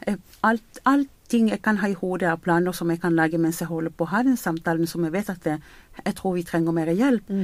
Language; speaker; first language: Norwegian; non-native, fluent; Spanish